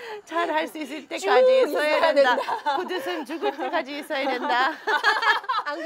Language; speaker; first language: Korean; non-native, fluent; English